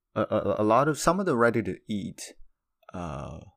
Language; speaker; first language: English; non-native, fluent; Chinese